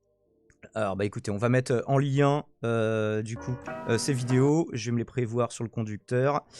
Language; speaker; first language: French; native; French